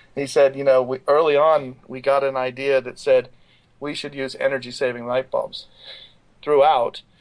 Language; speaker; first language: English; native; English